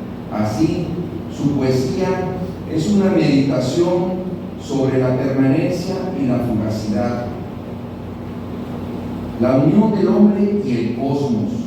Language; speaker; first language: Spanish; native; Spanish